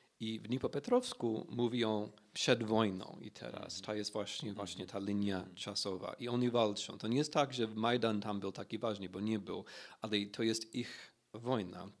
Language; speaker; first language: Polish; non-native, fluent; English